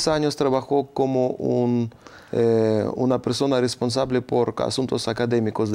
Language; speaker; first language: Spanish; non-native, fluent; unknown